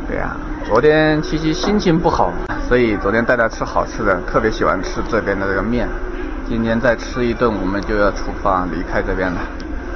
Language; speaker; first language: Chinese; native; Chinese